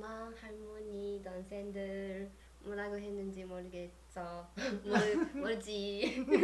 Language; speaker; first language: Korean; non-native, learner; Japanese